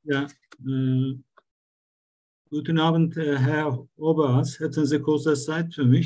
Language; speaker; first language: German; non-native, learner; Turkish